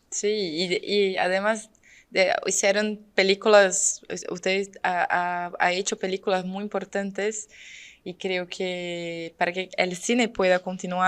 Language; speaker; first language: Spanish; non-native, fluent; Portuguese